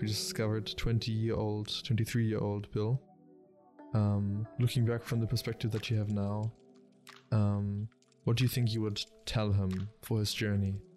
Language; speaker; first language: English; early bilingual, other home language; German